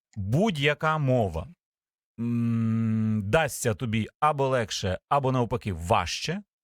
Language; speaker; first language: Ukrainian; native; Ukrainian